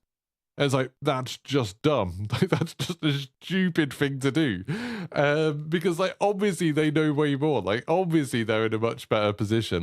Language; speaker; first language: English; native; English